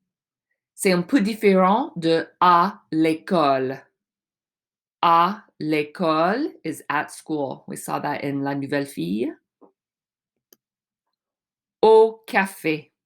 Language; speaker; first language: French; non-native, fluent; English